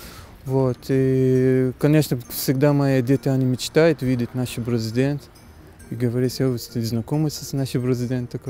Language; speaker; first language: Russian; non-native, learner; Arabic